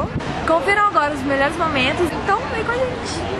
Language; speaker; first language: Portuguese; native; Portuguese